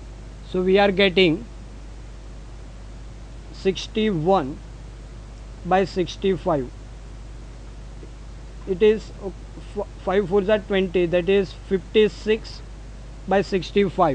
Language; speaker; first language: English; non-native, local second language; Gujarati